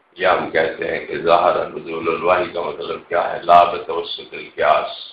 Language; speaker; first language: Urdu; non-native, local second language; Punjabi